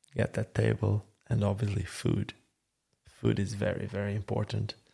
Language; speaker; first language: English; non-native, fluent; Croatian